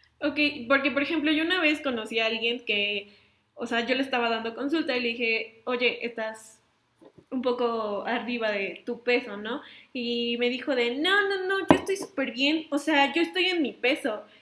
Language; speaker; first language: Spanish; native; Spanish